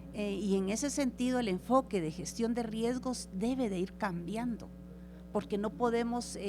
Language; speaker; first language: Spanish; native; Spanish